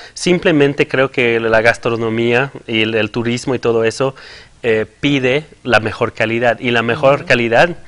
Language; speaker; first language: Spanish; non-native, fluent; French